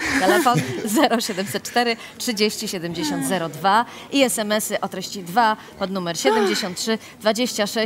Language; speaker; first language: Polish; native; Polish